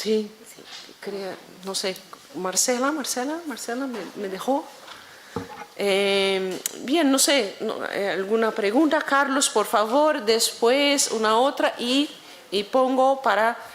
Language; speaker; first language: Spanish; non-native, fluent; Portuguese